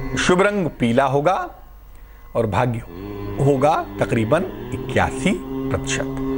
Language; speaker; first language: Hindi; native; Hindi